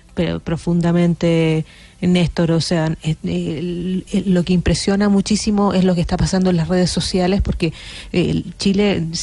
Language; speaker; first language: Spanish; native; Spanish